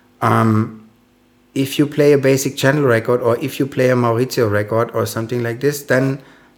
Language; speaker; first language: English; non-native, fluent; German